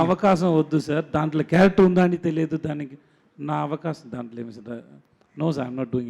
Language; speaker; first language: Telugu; non-native, learner; Tamil